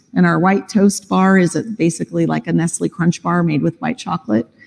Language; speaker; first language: English; native; English